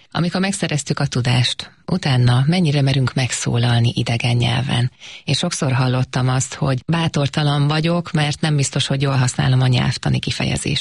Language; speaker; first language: Hungarian; native; Hungarian